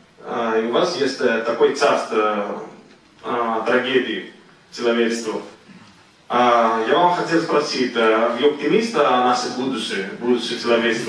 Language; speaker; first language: Russian; non-native, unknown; Greek